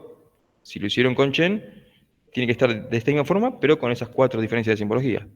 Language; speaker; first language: Spanish; native; Spanish